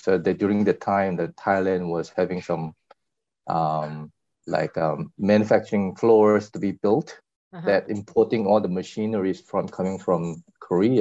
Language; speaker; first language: English; non-native, fluent; Korean